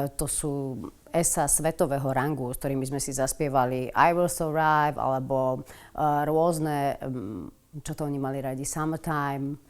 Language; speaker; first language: Slovak; native; Slovak